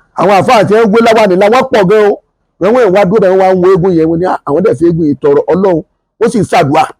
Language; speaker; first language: Yoruba; native; Yoruba